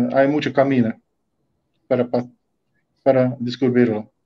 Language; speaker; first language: Spanish; non-native, fluent; Russian